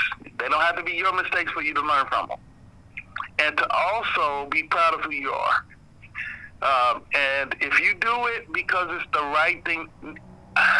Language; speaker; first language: English; native; English